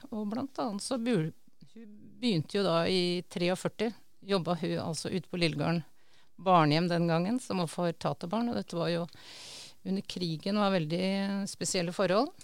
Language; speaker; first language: Norwegian; native; Norwegian